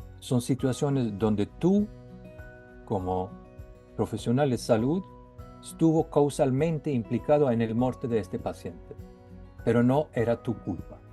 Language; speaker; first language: Spanish; non-native, fluent; Norwegian